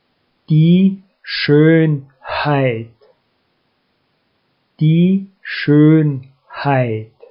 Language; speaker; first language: German; native; German